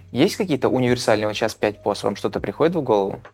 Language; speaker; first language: Russian; native; Russian